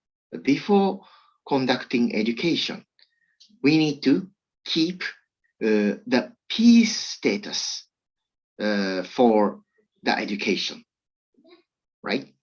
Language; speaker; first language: English; non-native, learner; Japanese